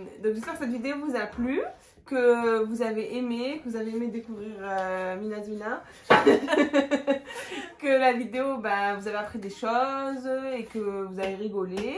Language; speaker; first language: French; native; French